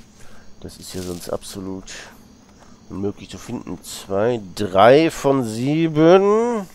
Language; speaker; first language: German; native; German